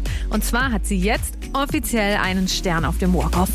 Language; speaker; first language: German; native; German